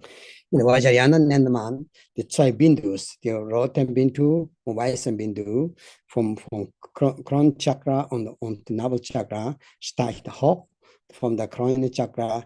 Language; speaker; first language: German; non-native, learner; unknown